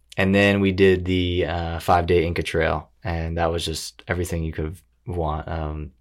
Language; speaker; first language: English; native; English